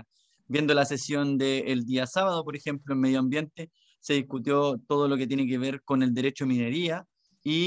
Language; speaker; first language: Spanish; native; Spanish